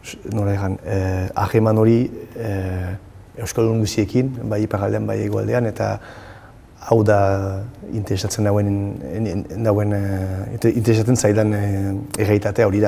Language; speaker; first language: Basque; non-native, local second language; French